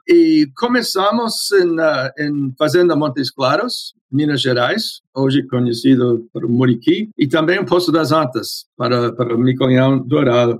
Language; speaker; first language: Portuguese; non-native, fluent; English